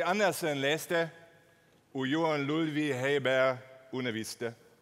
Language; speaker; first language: Danish; non-native, fluent; German